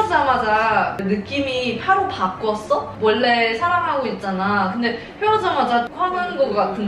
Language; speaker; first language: Korean; non-native, learner; Cantonese